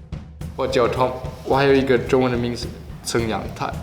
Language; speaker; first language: Chinese; non-native, learner; German